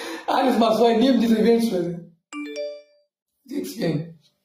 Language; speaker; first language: German; non-native, learner; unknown